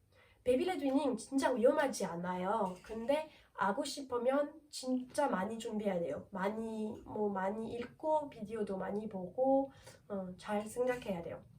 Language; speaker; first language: Korean; non-native, learner; French